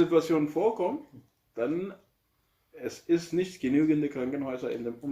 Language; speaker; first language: German; non-native, learner; Urdu